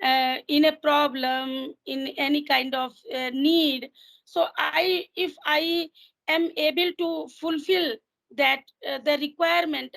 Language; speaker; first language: English; non-native, fluent; Hindi